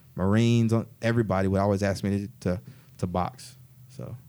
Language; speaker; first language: English; native; English